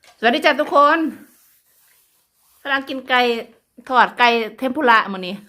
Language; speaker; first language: Thai; non-native, local second language; Lao